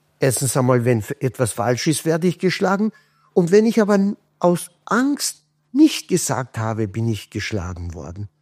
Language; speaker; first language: German; non-native, fluent; Kurdish